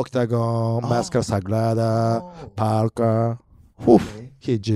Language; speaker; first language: English; non-native, learner; Japanese